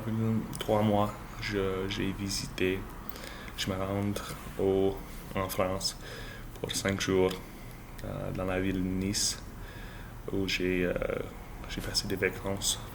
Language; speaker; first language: French; non-native, learner; English